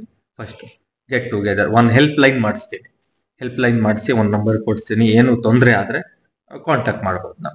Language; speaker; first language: Kannada; non-native, local second language; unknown